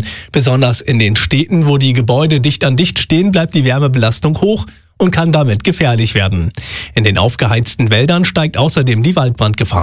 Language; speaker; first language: German; native; German